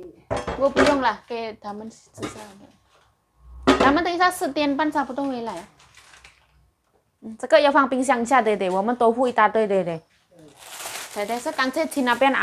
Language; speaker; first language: Chinese; non-native, learner; Indonesian